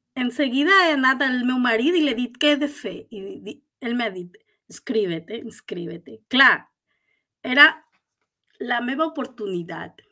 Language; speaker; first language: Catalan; non-native, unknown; Spanish